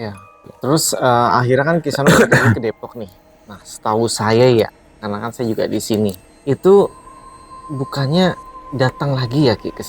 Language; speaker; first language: Indonesian; native; Indonesian